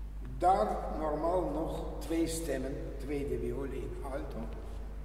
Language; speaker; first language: Dutch; non-native, learner; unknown